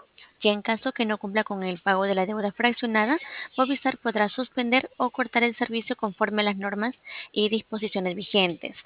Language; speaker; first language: Spanish; native; Spanish